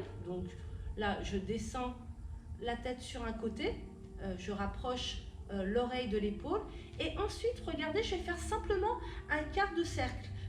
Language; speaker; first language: French; native; French